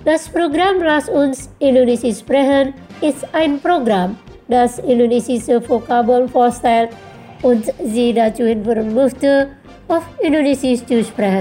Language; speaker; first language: German; non-native, fluent; Indonesian